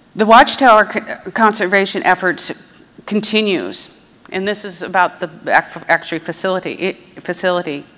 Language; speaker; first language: English; native; English